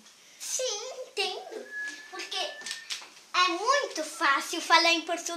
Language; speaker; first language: Portuguese; early bilingual, heritage; Portuguese